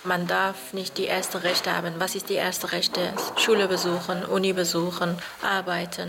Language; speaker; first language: German; non-native, fluent; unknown